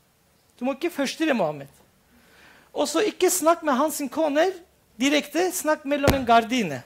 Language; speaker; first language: Norwegian; non-native, fluent; Turkish